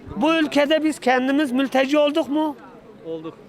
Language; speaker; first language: Turkish; native; Turkish